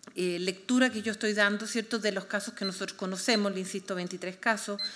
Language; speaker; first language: Spanish; native; Spanish